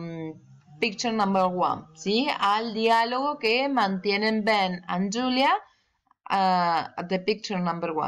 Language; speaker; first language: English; non-native, learner; Spanish